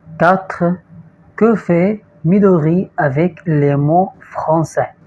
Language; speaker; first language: French; non-native, fluent; Arabic